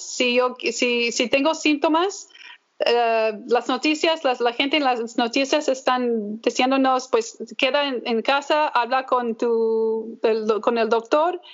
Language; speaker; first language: Spanish; early bilingual, heritage; English